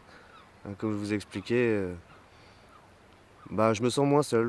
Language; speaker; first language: French; native; French